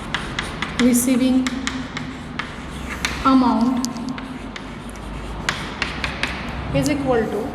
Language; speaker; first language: English; non-native, local second language; Marathi